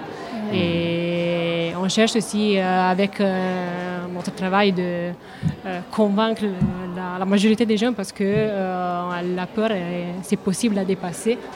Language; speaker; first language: French; non-native, learner; Italian